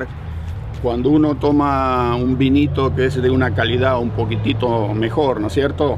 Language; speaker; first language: Spanish; native; Spanish